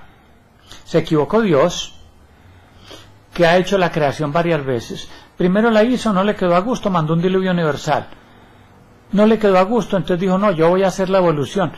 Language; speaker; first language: Spanish; native; Spanish